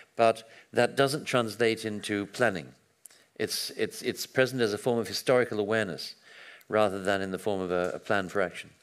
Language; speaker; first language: English; native; English